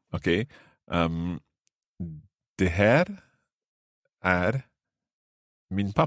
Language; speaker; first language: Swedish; non-native, learner; English